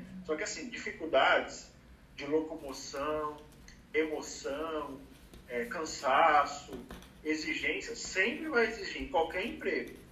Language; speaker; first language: Portuguese; native; Portuguese